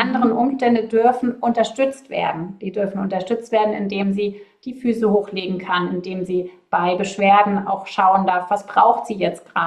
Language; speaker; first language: German; native; German